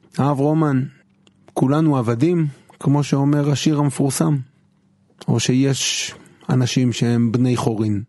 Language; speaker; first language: Hebrew; native; Hebrew